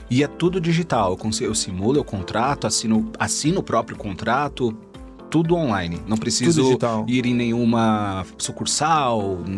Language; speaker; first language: Portuguese; native; Portuguese